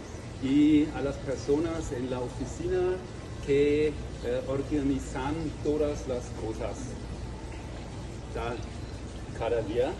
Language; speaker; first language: Spanish; non-native, learner; German